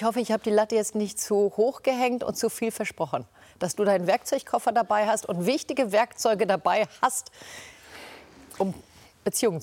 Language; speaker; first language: German; native; German